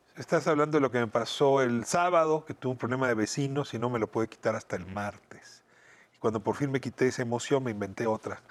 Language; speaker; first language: Spanish; native; Spanish